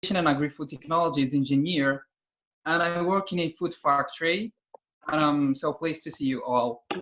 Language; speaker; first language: English; non-native, fluent; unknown